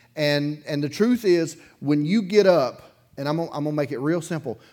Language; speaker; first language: English; native; English